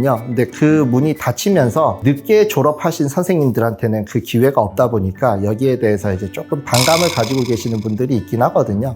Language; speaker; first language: Korean; native; Korean